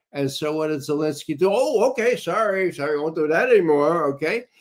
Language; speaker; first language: English; native; English